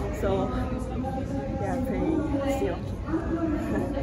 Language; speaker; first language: English; non-native, learner; Japanese